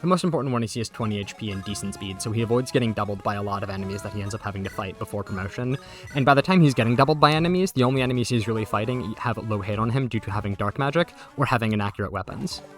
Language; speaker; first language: English; native; English